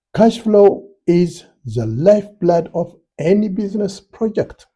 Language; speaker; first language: English; non-native, local second language; Amharic